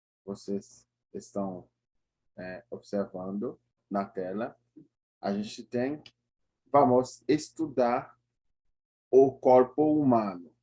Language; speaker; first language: Portuguese; non-native, fluent; Haitian Creole